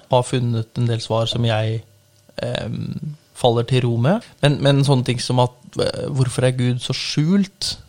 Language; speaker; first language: Norwegian; native; Norwegian